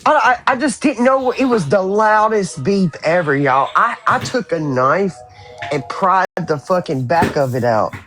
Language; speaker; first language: English; native; English